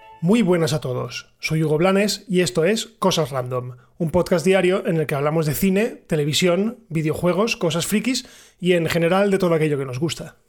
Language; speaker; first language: Spanish; native; Spanish